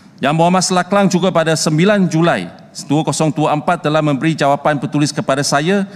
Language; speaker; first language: Malay; non-native, local second language; Chinese